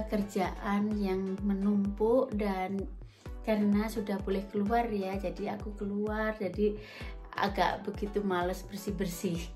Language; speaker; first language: Indonesian; non-native, local second language; Javanese